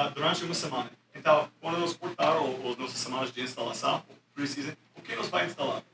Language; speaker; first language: Portuguese; non-native, learner; English